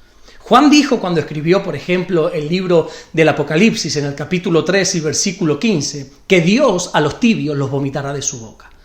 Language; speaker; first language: Spanish; native; Spanish